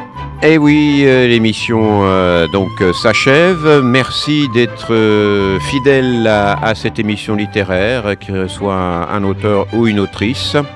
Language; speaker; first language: French; native; French